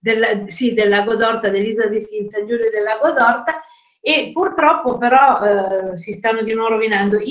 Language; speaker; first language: Italian; native; Italian